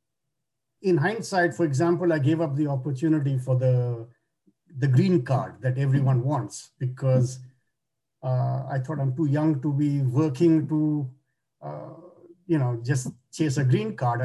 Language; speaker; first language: English; non-native, local second language; Bangla